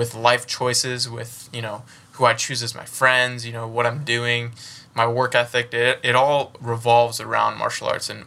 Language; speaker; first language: English; native; English